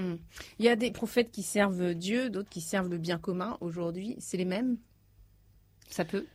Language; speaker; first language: French; native; French